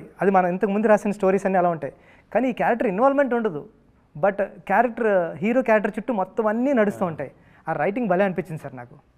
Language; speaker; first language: Telugu; native; Telugu